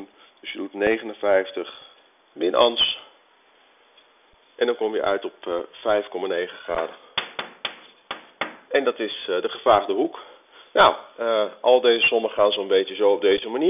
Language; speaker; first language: Dutch; native; Dutch